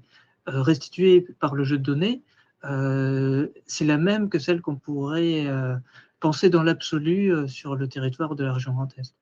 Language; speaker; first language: French; native; French